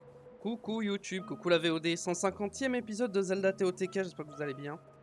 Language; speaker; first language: French; native; French